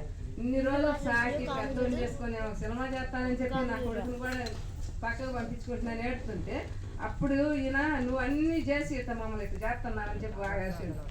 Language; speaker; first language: Telugu; native; Telugu